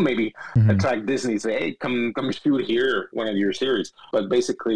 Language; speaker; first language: English; non-native, fluent; French